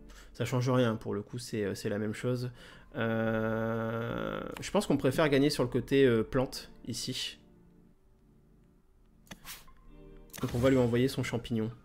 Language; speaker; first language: French; native; French